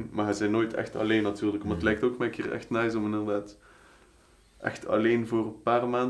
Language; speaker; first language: Dutch; native; Dutch